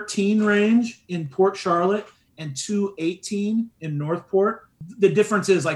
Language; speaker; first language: English; native; English